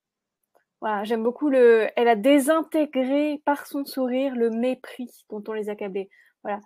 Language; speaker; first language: French; native; French